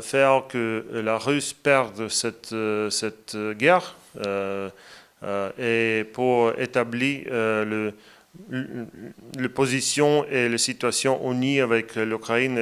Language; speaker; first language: French; non-native, fluent; Latvian